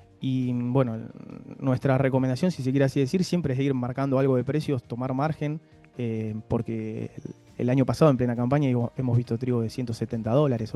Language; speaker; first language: Spanish; native; Spanish